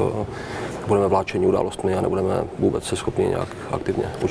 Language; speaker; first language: Czech; native; Czech